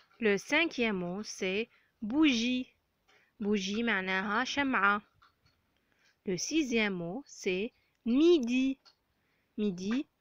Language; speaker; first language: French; non-native, local second language; Arabic